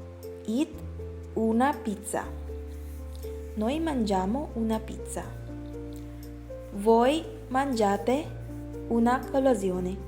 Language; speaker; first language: Italian; non-native, learner; Filipino